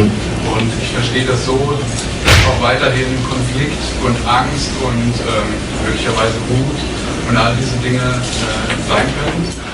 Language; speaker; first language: German; native; German